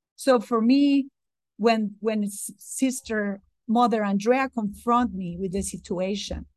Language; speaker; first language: English; non-native, fluent; Spanish